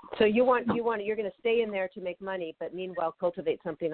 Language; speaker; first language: English; native; English